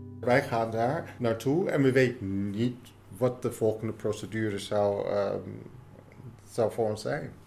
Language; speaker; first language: Dutch; non-native, fluent; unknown